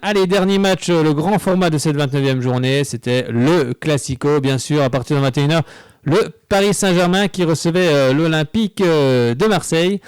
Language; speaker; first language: French; native; French